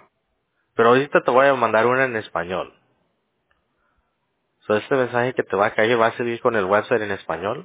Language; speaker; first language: Spanish; early bilingual, heritage; English